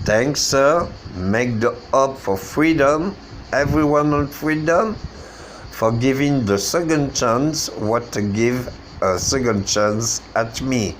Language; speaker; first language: English; non-native, learner; French